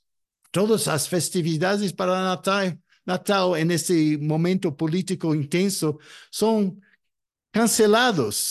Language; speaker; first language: Portuguese; non-native, fluent; English